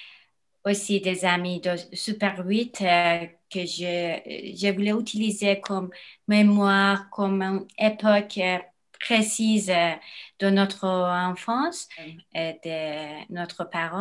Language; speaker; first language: French; non-native, learner; Persian